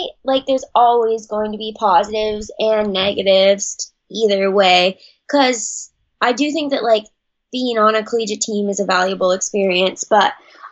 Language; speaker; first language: English; native; English